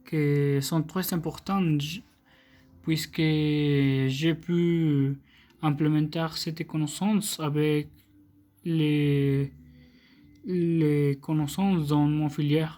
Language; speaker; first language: French; non-native, learner; Spanish